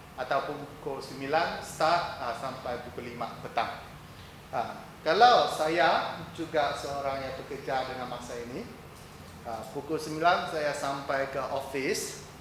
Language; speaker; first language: Malay; non-native, local second language; Chinese